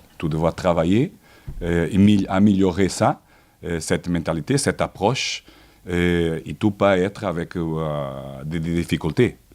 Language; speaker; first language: French; non-native, fluent; Portuguese